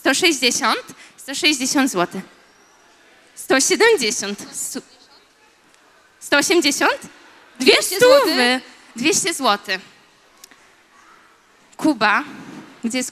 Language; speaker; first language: Polish; native; Polish